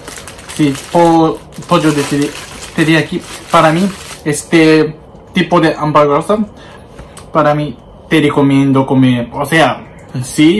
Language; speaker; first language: Spanish; non-native, learner; Japanese